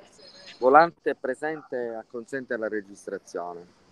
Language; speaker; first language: Italian; native; Italian